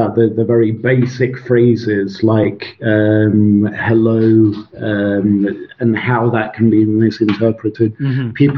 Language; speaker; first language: English; non-native, local second language; Swedish